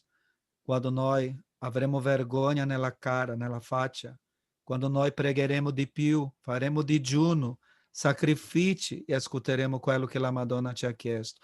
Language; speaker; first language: Italian; non-native, fluent; Portuguese